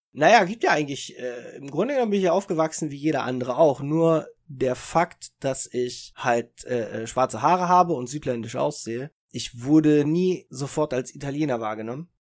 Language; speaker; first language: German; early bilingual, other home language; Italian